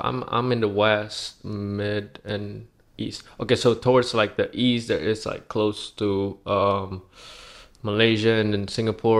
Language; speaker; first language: English; non-native, fluent; Indonesian